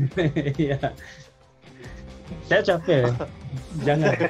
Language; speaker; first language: Indonesian; non-native, learner; Japanese